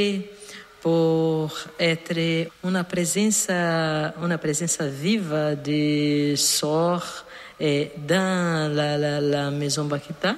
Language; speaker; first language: French; non-native, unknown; Portuguese